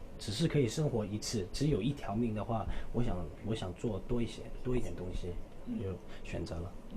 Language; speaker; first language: Chinese; non-native, local second language; Cantonese